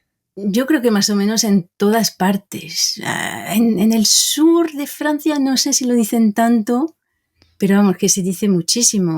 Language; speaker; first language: Spanish; non-native, fluent; French